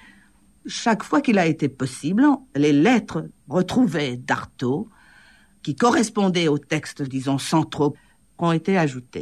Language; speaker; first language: French; native; French